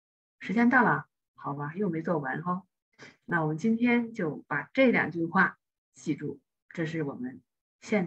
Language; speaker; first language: Chinese; native; Chinese